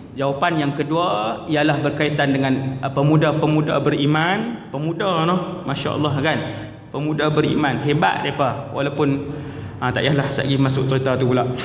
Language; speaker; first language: Malay; native; Malay